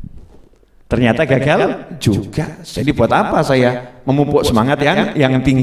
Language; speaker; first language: Indonesian; native; Indonesian